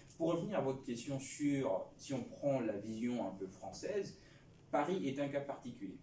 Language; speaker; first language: French; non-native, local second language; Lingala